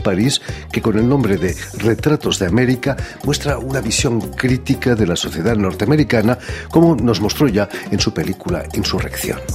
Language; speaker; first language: Spanish; native; Spanish